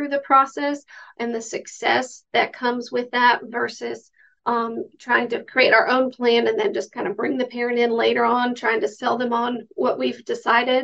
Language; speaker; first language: English; native; English